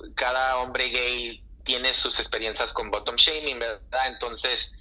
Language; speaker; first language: Spanish; early bilingual, heritage; Spanish